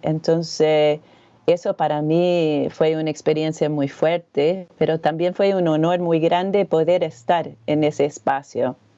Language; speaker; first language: Spanish; non-native, fluent; English